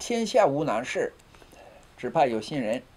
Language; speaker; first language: Chinese; non-native, fluent; English